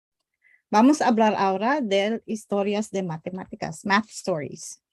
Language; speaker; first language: Spanish; non-native, learner; English